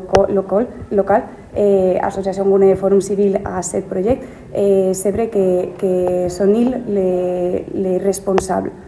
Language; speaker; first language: French; non-native, learner; Spanish